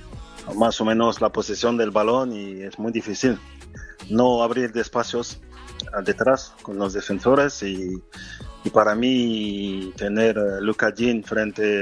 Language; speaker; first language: Spanish; non-native, fluent; French